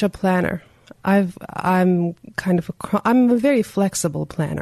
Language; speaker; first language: English; non-native, fluent; Turkish